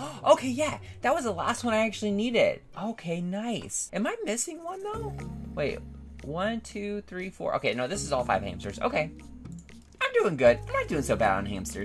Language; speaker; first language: English; native; English